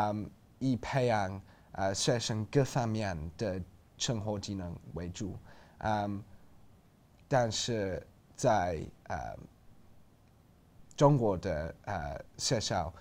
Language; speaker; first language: Chinese; non-native, learner; English